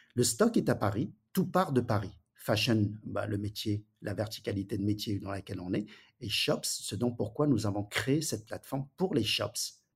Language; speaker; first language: French; early bilingual, other home language; Wu Chinese